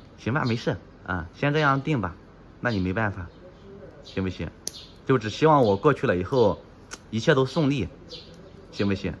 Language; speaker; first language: Chinese; native; Chinese